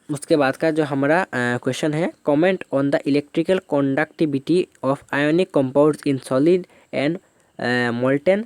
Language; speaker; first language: Hindi; non-native, local second language; Bangla